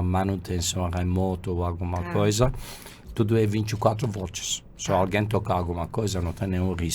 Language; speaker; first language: Portuguese; non-native, fluent; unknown